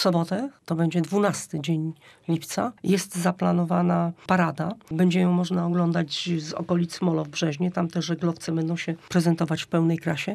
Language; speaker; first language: Polish; native; Polish